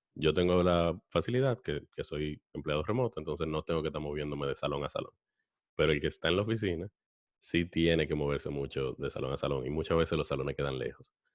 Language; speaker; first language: Spanish; native; Spanish